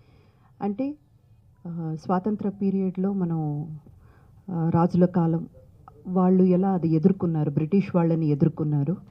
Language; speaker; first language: Telugu; native; Telugu